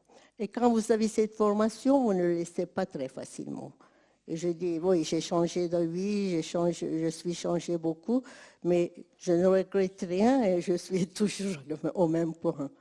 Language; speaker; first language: French; non-native, fluent; Turkish